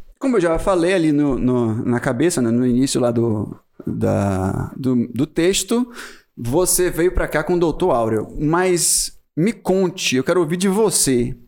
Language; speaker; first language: Portuguese; native; Portuguese